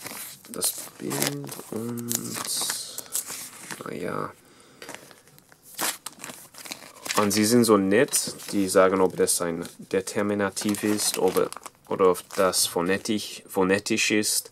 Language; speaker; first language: German; non-native, fluent; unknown